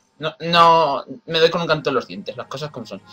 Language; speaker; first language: Spanish; native; Spanish